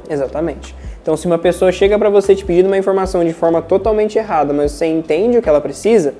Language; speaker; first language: Portuguese; native; Portuguese